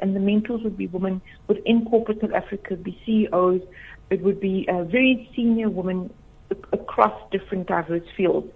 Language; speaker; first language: English; native; English